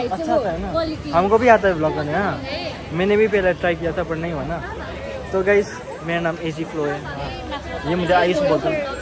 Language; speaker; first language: Hindi; non-native, local second language; Nepali